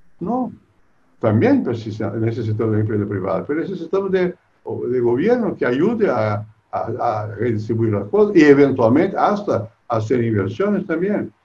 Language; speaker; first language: Spanish; non-native, fluent; Portuguese